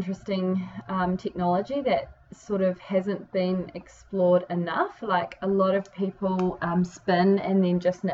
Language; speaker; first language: English; native; English